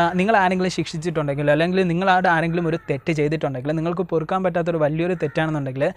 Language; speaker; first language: Malayalam; native; Malayalam